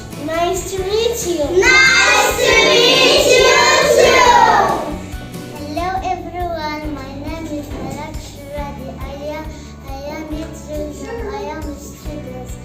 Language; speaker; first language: English; non-native, learner; Arabic